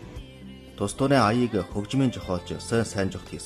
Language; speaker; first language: Mongolian; native; Mongolian